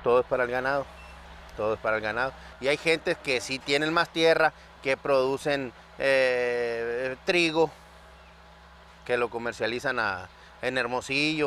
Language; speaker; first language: Spanish; native; Spanish